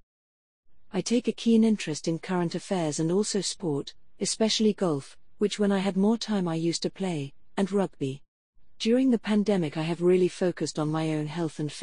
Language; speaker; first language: English; native; English